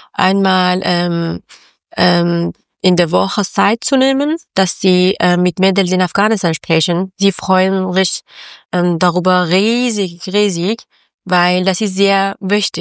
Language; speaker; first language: German; non-native, learner; Persian